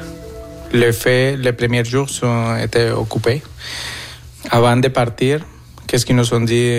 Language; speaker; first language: French; non-native, fluent; Spanish